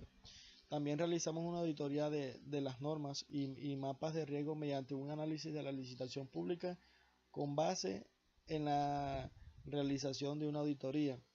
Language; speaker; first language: Spanish; native; Spanish